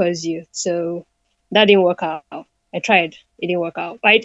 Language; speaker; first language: English; non-native, local second language; Igbo